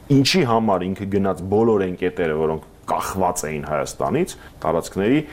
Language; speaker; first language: Armenian; native; Armenian